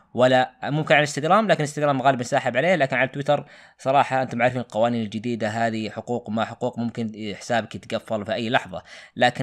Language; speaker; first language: Arabic; native; Arabic